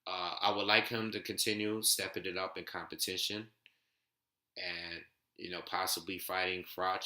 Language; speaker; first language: English; native; English